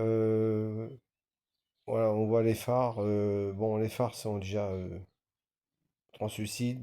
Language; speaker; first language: French; native; French